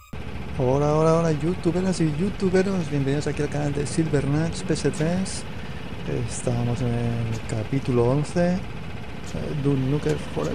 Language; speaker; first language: Spanish; native; Spanish